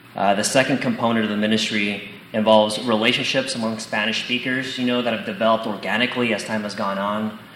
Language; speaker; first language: English; early bilingual, other home language; Spanish